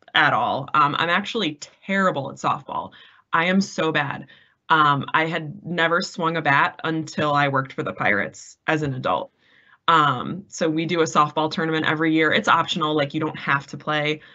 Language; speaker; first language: English; native; English